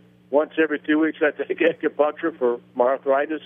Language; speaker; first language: English; native; English